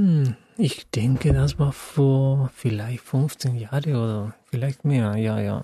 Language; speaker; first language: German; non-native, fluent; Spanish